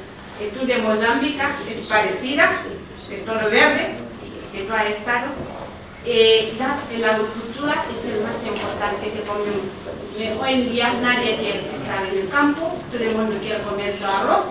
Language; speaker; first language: Spanish; non-native, learner; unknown